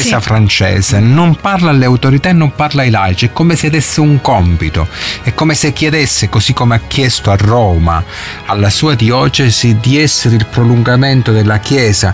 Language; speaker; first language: Italian; native; Italian